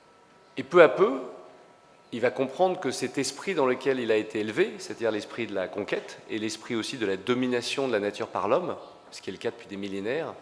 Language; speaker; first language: French; native; French